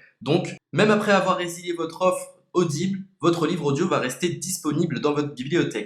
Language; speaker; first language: French; native; French